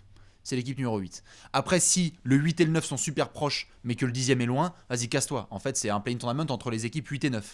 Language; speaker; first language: French; native; French